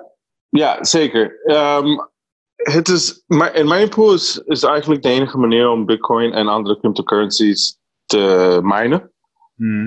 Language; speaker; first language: Dutch; non-native, learner; Spanish